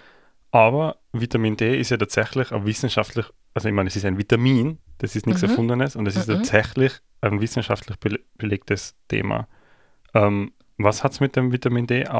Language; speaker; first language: German; native; German